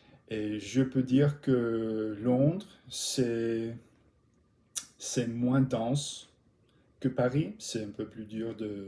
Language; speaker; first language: French; non-native, learner; English